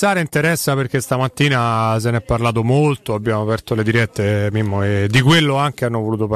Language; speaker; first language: Italian; native; Italian